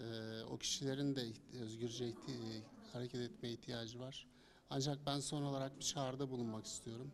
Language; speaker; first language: Turkish; native; Turkish